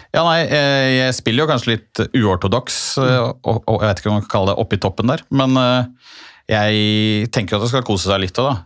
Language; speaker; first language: Norwegian; native; Norwegian